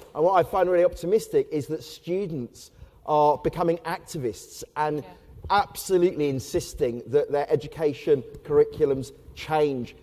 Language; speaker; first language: English; native; English